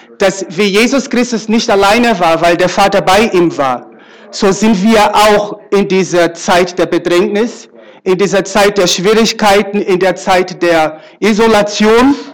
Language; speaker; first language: German; non-native, fluent; Portuguese